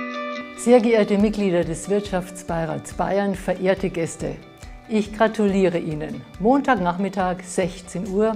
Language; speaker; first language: German; native; German